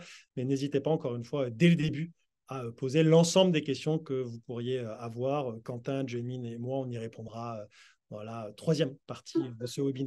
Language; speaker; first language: French; native; French